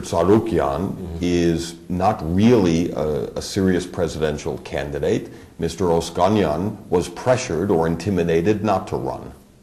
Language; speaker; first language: English; early bilingual, other home language; Armenian